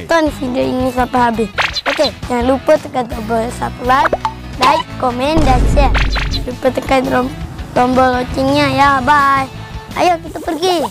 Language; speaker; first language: Indonesian; non-native, learner; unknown